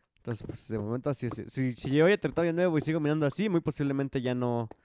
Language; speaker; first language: Spanish; native; Spanish